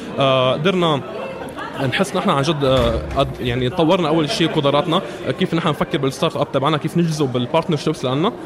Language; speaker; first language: Arabic; native; Arabic